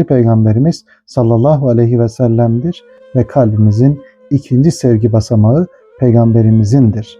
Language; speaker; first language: Turkish; native; Turkish